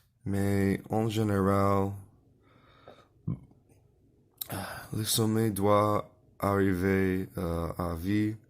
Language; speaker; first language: French; non-native, learner; English